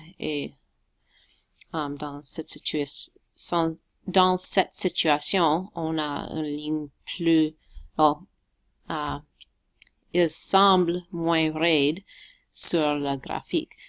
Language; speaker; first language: French; non-native, local second language; English